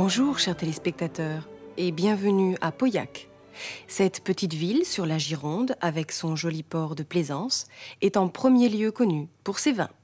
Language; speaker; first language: French; non-native, fluent; German